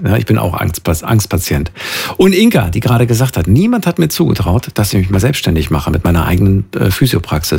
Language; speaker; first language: German; native; German